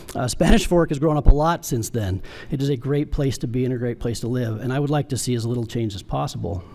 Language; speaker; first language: English; native; English